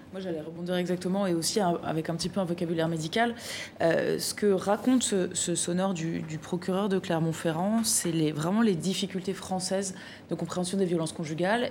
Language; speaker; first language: French; native; French